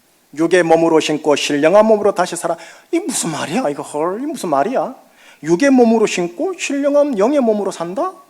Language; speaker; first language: Korean; native; Korean